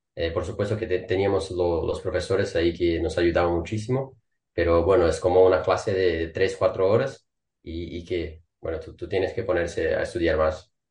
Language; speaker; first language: Spanish; non-native, fluent; Portuguese